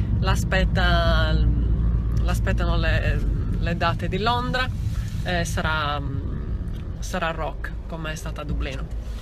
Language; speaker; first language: Italian; native; Italian